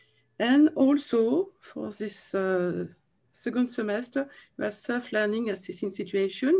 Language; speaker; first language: English; non-native, learner; French